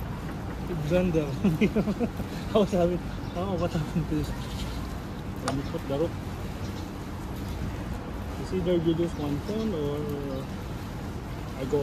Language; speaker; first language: English; non-native, learner; Filipino